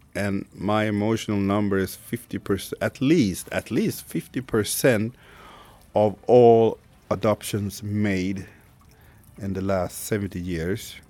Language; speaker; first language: English; non-native, fluent; Swedish